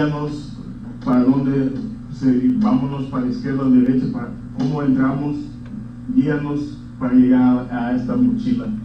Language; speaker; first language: Spanish; non-native, fluent; English